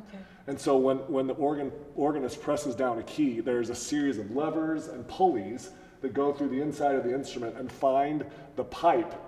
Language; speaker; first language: English; native; English